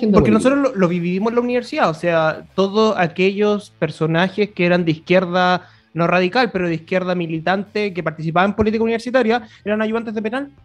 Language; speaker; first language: Spanish; native; Spanish